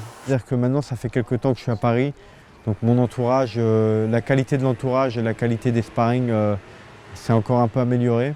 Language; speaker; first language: French; native; French